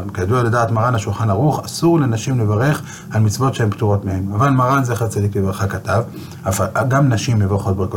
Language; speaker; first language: Hebrew; native; Hebrew